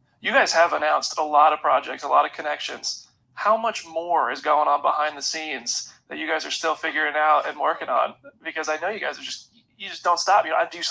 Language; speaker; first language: English; native; English